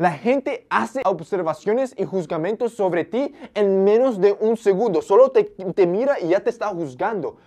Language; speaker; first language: Spanish; early bilingual, heritage; Spanish